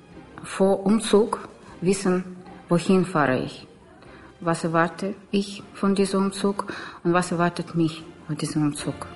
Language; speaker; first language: German; non-native, learner; Russian